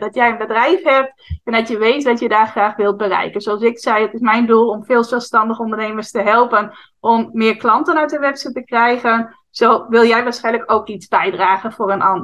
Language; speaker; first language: Dutch; native; Dutch